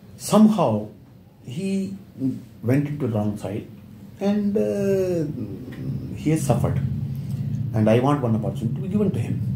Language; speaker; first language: English; non-native, local second language; Punjabi